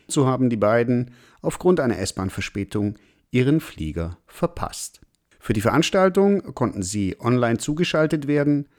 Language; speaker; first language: German; native; German